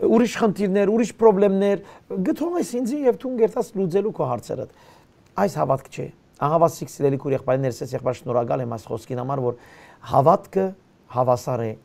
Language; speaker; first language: Armenian; early bilingual, heritage; Armenian